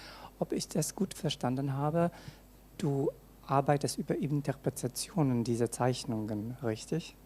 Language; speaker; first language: German; non-native, fluent; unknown